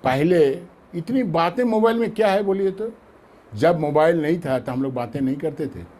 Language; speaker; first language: Hindi; non-native, local second language; Bangla